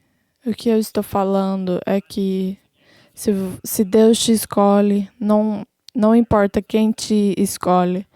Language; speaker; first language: Portuguese; non-native, fluent; English